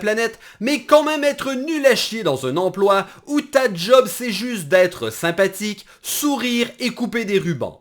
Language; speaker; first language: French; native; French